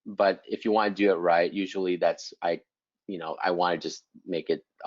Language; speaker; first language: English; native; English